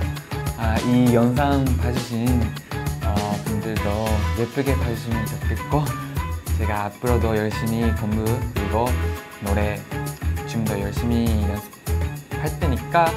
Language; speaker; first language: Korean; non-native, learner; Japanese